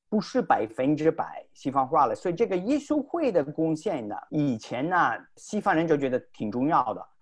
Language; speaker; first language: Chinese; non-native, fluent; Italian